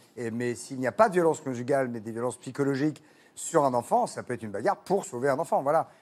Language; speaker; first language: French; native; French